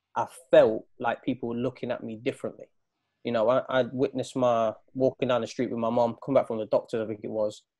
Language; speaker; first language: English; native; English